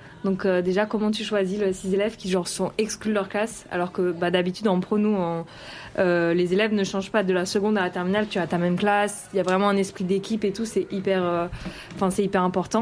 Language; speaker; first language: French; native; French